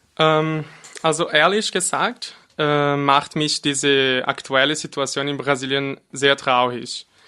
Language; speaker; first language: German; non-native, fluent; Portuguese